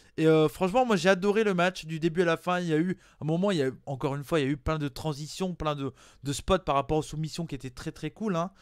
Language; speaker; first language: French; native; French